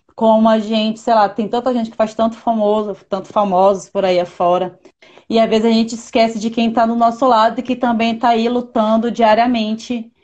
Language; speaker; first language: Portuguese; native; Portuguese